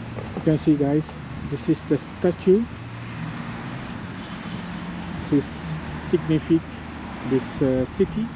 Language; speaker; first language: English; non-native, fluent; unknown